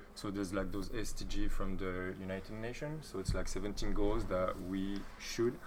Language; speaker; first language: English; non-native, fluent; French